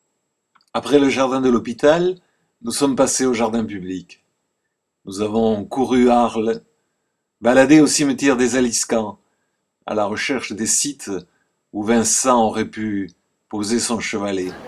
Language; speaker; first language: French; native; French